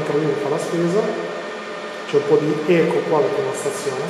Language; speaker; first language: Italian; early bilingual, other home language; Albanian